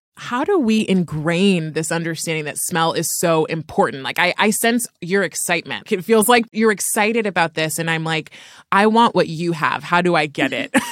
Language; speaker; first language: English; native; English